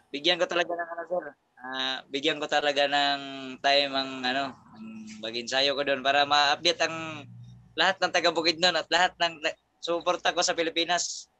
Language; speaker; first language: Filipino; non-native, local second language; Cebuano